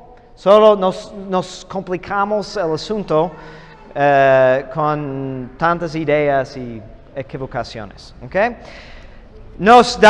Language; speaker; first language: Spanish; non-native, fluent; English